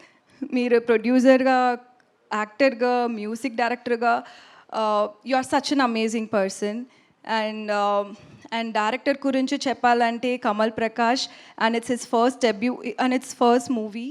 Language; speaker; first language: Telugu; non-native, learner; Tamil